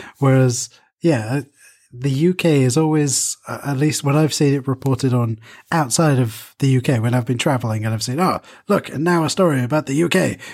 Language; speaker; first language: English; native; English